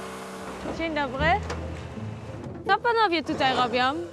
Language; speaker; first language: Polish; early bilingual, heritage; Polish